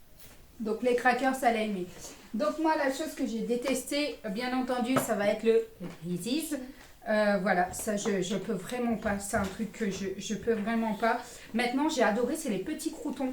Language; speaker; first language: French; native; French